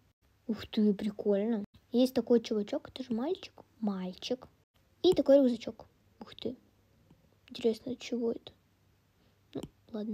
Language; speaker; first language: Russian; native; Russian